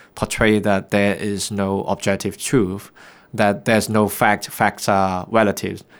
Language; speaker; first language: English; non-native, local second language; Cantonese